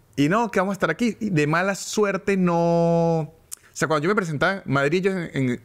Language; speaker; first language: Spanish; native; Spanish